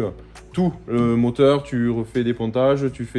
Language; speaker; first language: French; native; French